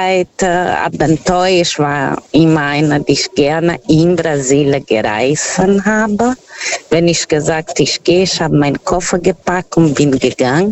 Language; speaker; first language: German; non-native, fluent; Portuguese